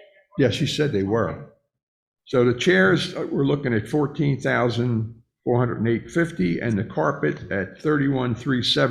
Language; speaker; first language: English; native; English